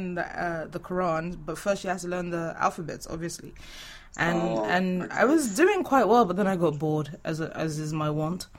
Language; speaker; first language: English; non-native, local second language; Yoruba